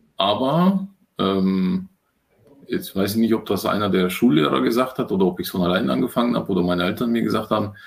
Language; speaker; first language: German; early bilingual, other home language; Russian